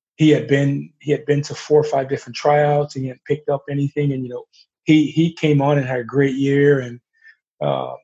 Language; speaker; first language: English; native; English